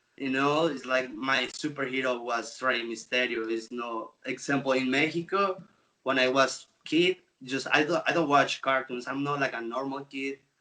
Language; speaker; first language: English; non-native, local second language; Spanish